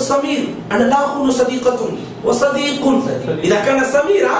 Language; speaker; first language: Arabic; non-native, fluent; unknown